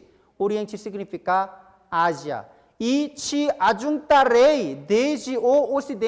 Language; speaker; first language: Portuguese; non-native, fluent; Korean